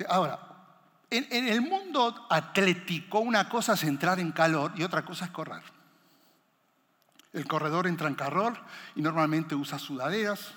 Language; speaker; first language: Spanish; native; Spanish